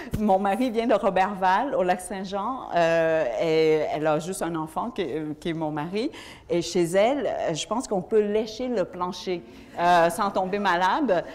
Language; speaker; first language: French; early bilingual, other home language; Vietnamese